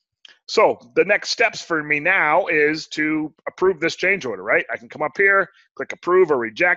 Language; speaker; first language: English; native; English